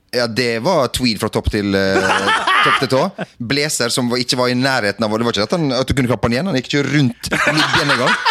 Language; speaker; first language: Norwegian; native; Norwegian